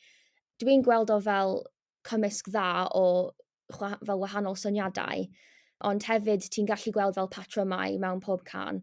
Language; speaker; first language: Welsh; non-native, local second language; English